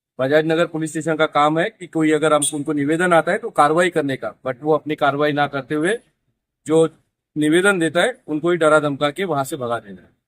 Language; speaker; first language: Hindi; non-native, local second language; Marathi